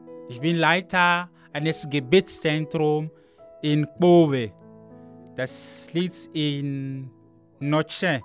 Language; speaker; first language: German; non-native, learner; Ewe